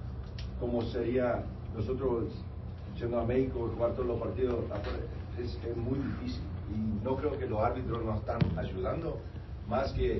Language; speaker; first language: Spanish; early bilingual, heritage; Spanish